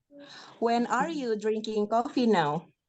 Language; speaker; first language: English; non-native, learner; Indonesian